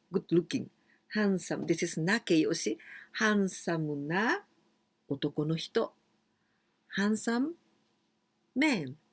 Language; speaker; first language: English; non-native, fluent; Japanese